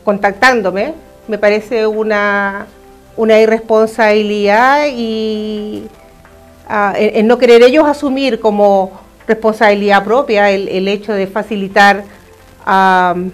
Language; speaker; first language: Spanish; native; Spanish